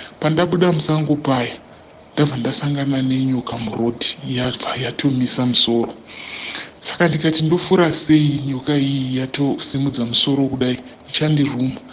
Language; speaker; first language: Shona; non-native, local second language; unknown